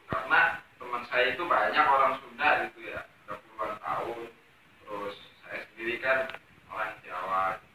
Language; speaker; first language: Indonesian; non-native, local second language; Javanese